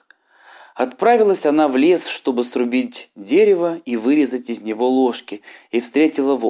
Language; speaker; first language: Russian; native; Russian